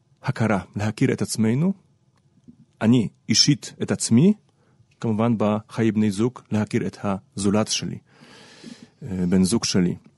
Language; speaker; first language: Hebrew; non-native, fluent; Polish